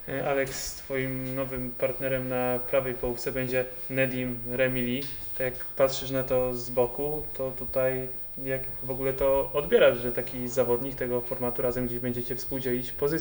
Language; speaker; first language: Polish; native; Polish